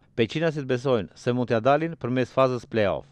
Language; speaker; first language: Albanian; native; Albanian